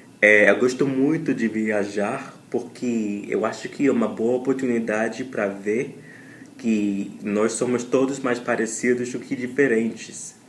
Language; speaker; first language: Portuguese; non-native, learner; English